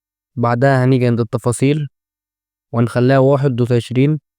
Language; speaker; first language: Arabic; native; Arabic